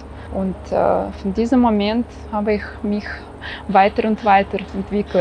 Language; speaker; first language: German; non-native, fluent; Russian